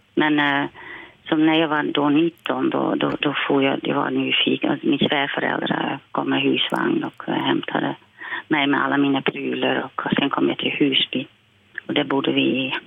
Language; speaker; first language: Swedish; non-native, fluent; Dutch